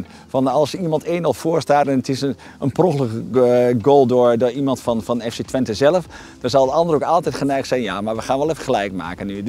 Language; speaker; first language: Dutch; native; Dutch